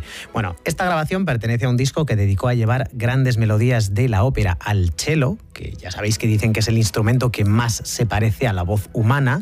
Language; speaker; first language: Spanish; native; Spanish